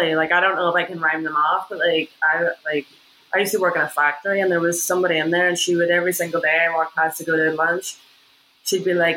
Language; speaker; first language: English; native; English